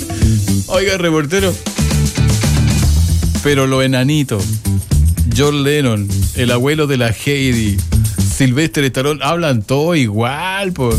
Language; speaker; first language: Spanish; native; Spanish